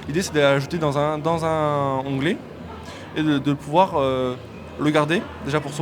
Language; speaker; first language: French; native; French